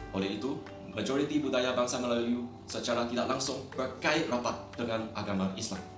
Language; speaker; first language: Malay; non-native, local second language; Chinese